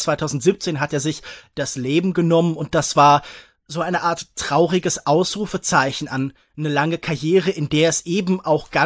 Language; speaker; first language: German; native; German